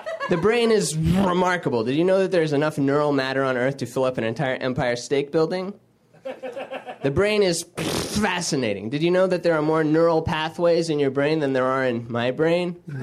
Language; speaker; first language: English; native; English